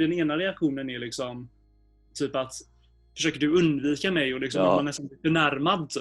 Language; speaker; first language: Swedish; native; Swedish